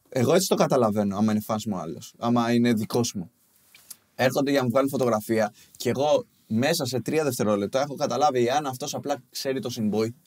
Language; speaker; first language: Greek; early bilingual, other home language; Albanian